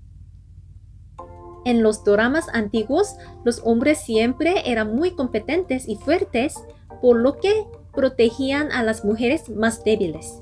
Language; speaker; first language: Spanish; non-native, fluent; Korean